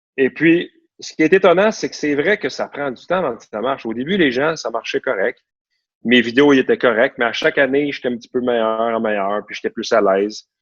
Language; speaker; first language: French; native; French